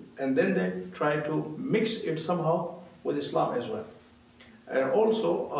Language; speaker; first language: English; non-native, local second language; Urdu